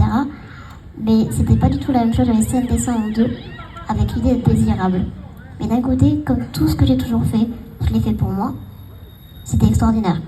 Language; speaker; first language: French; native; French